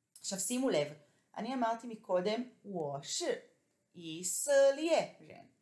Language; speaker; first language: Hebrew; native; Hebrew